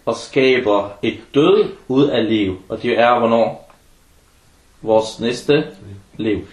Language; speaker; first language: Danish; early bilingual, other home language; Arabic